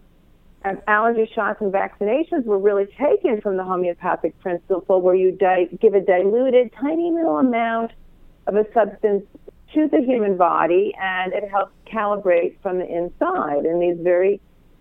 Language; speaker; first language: English; native; English